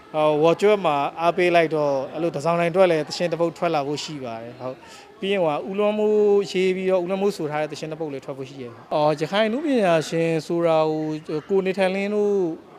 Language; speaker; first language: Burmese; non-native, local second language; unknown